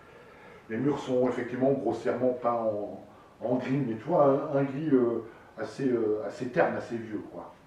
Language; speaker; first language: French; native; French